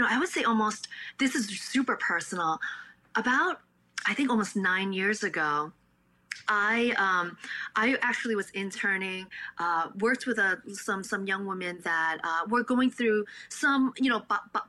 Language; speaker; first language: English; early bilingual, other home language; Cantonese